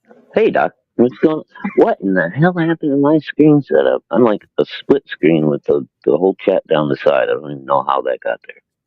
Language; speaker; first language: English; native; English